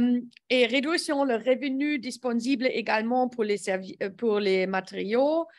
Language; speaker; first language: French; non-native, learner; English